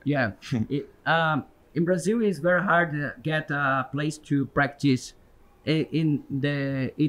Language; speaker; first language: English; non-native, learner; Portuguese